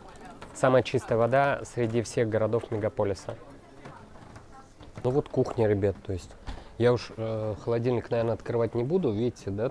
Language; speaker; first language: Russian; native; Russian